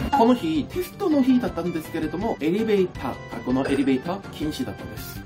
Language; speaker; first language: Japanese; non-native, fluent; Korean